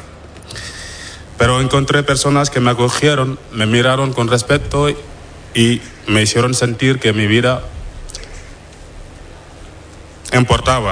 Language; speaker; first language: Spanish; non-native, fluent; Wolof